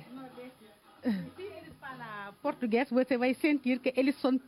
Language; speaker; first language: Portuguese; non-native, learner; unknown